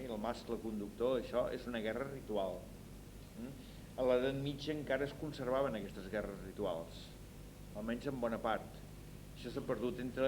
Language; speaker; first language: Catalan; native; Catalan